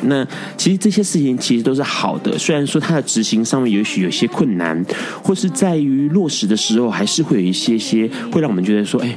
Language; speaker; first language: Chinese; native; Chinese